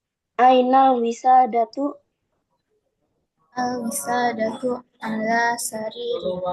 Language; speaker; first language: Arabic; non-native, learner; Indonesian